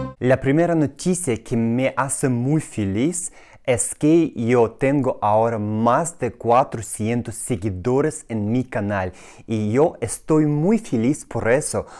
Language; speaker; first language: Spanish; non-native, fluent; Russian